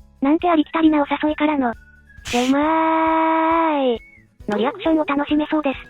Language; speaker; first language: Japanese; native; Japanese